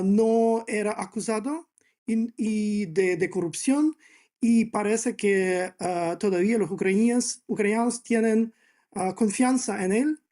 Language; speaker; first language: Spanish; non-native, fluent; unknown